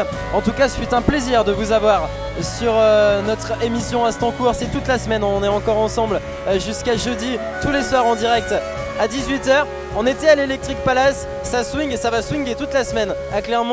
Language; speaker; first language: French; native; French